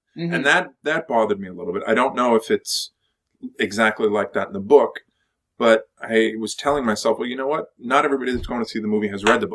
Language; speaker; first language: English; native; English